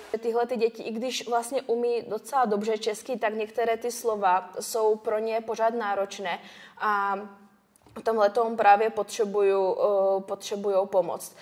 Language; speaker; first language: Czech; native; Czech